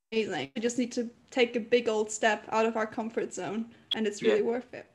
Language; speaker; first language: English; early bilingual, other home language; German